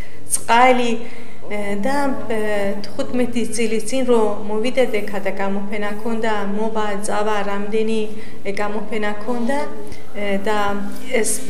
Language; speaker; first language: Georgian; non-native, learner; Persian